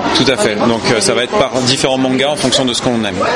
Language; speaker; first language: French; native; French